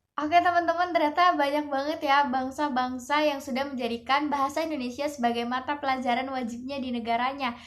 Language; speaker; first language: Indonesian; native; Indonesian